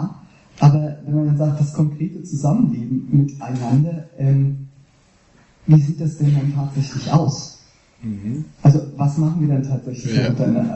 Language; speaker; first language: German; native; German